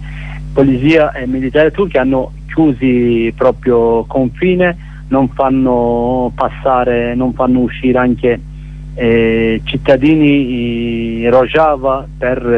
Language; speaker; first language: Italian; non-native, learner; Kurdish